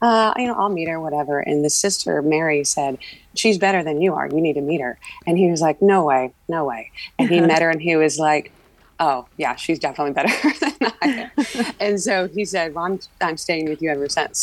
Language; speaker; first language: English; native; English